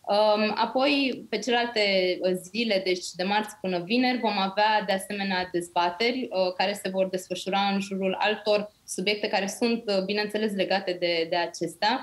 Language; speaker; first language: Romanian; native; Romanian